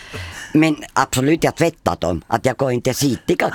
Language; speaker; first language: Swedish; non-native, fluent; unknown